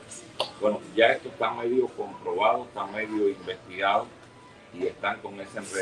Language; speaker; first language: Spanish; native; Spanish